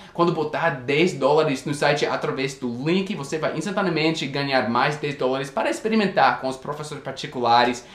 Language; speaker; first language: Portuguese; non-native, fluent; English